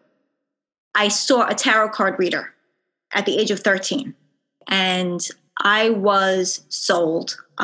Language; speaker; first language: English; native; English